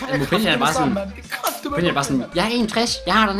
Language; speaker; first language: Danish; native; Danish